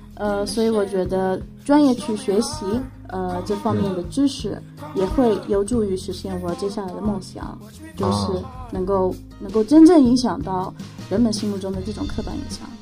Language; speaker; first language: Chinese; non-native, fluent; Arabic